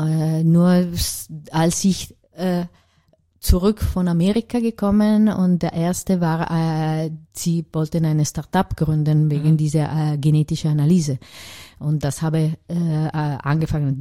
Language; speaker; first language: German; non-native, learner; Italian